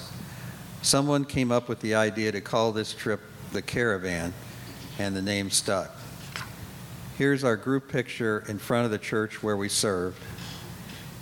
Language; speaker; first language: English; native; English